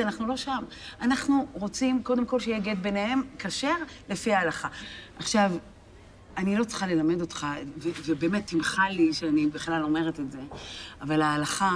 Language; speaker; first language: Hebrew; native; Hebrew